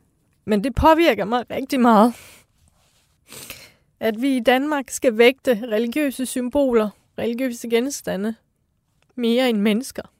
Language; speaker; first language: Danish; early bilingual, other home language; Persian